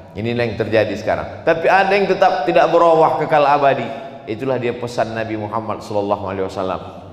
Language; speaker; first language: Indonesian; native; Indonesian